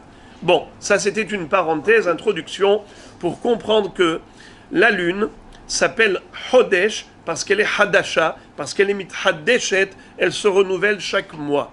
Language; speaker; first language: French; native; French